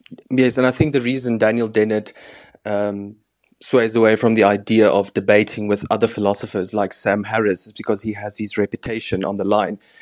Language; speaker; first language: English; non-native, local second language; Afrikaans